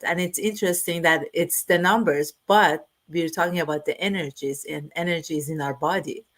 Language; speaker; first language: English; non-native, fluent; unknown